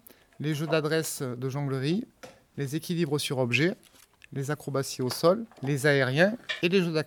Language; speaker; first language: French; native; French